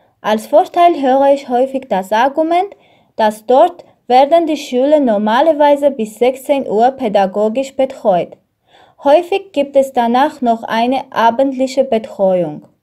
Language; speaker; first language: German; non-native, learner; Armenian